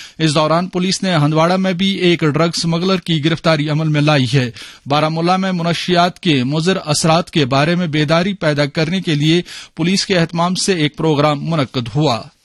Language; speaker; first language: Urdu; non-native, local second language; Kashmiri